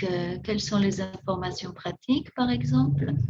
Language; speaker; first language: French; non-native, fluent; Spanish